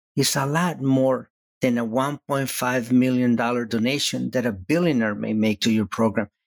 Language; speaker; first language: English; non-native, fluent; Spanish